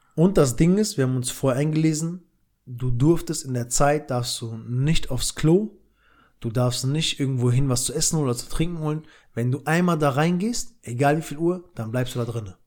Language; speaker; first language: German; early bilingual, other home language; Albanian